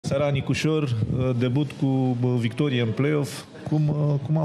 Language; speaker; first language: Romanian; native; Romanian